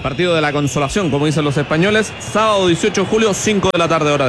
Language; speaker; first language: Spanish; native; Spanish